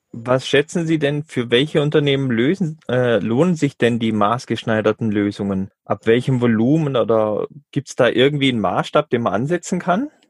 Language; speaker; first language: German; native; German